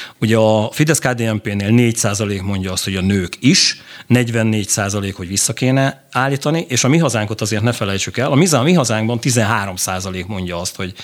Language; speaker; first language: Hungarian; native; Hungarian